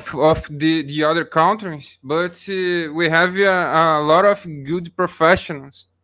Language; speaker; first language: English; non-native, learner; Portuguese